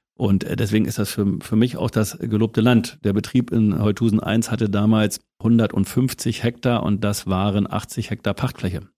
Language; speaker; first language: German; native; German